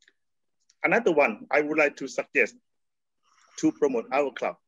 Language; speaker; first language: English; non-native, learner; Thai